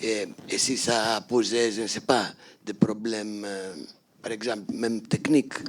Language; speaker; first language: French; non-native, fluent; Greek